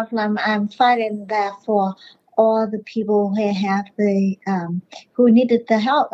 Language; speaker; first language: English; non-native, fluent; Vietnamese